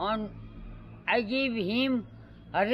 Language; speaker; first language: English; non-native, learner; Nepali